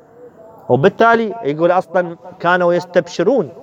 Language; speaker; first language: Arabic; native; Arabic